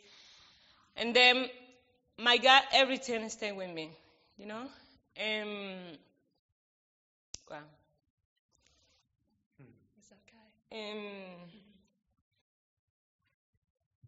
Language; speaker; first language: English; non-native, learner; Spanish